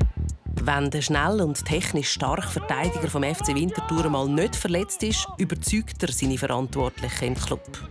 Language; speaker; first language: German; native; German